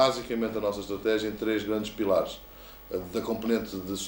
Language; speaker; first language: Portuguese; native; Portuguese